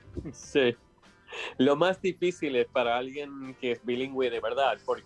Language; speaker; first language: Spanish; non-native, fluent; English